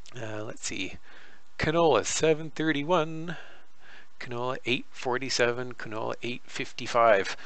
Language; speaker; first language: English; native; English